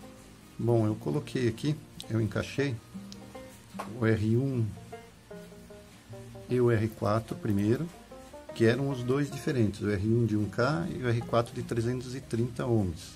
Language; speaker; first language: Portuguese; native; Portuguese